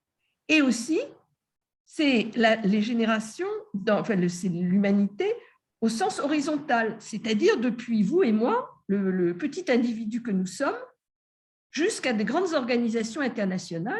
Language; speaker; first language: French; native; French